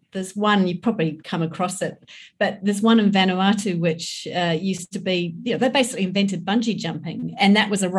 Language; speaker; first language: English; native; English